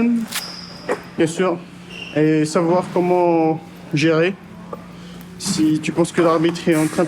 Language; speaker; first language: French; non-native, local second language; Arabic